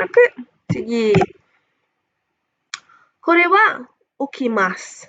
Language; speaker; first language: Japanese; non-native, fluent; English